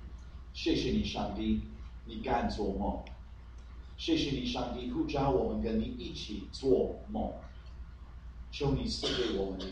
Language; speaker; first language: Chinese; non-native, fluent; English